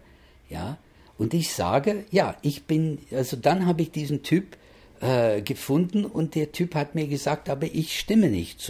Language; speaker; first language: German; non-native, fluent; English